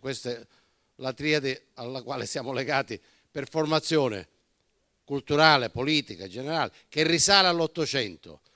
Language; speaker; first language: Italian; native; Italian